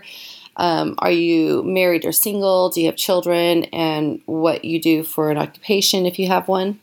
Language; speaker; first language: English; native; English